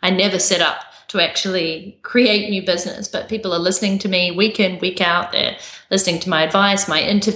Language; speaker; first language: English; native; English